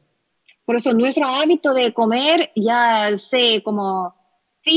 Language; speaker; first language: Spanish; non-native, learner; Korean